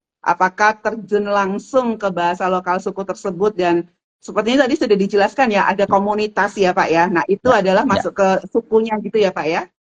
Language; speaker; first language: Indonesian; native; Indonesian